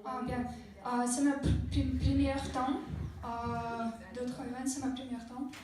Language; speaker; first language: French; non-native, learner; Russian